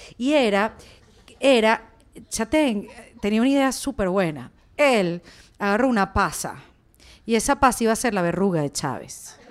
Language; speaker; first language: Spanish; native; Spanish